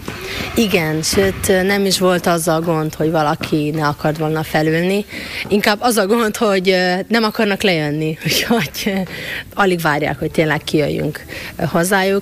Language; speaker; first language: Hungarian; native; Hungarian